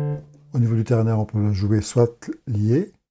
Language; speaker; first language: French; native; French